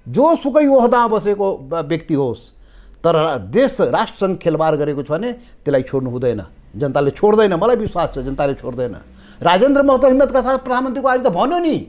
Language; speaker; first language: Nepali; non-native, local second language; Maithili